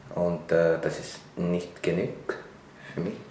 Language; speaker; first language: German; non-native, fluent; Tigrinya